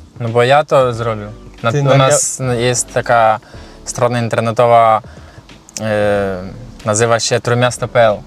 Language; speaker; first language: Polish; non-native, learner; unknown